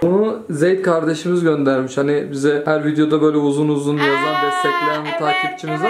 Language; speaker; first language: Turkish; native; Turkish